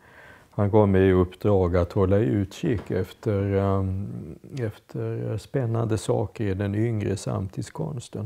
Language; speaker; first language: Swedish; native; Swedish